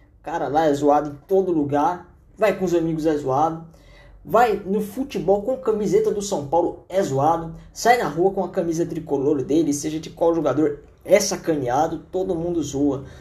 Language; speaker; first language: Portuguese; native; Portuguese